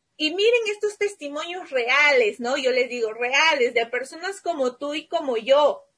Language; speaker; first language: Spanish; native; Spanish